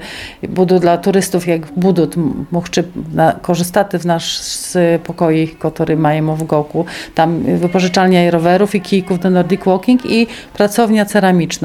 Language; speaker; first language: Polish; non-native, local second language; Ukrainian